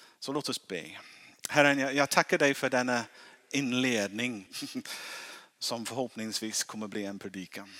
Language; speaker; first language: Swedish; non-native, fluent; English